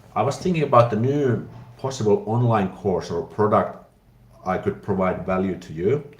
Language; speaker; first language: English; non-native, fluent; Finnish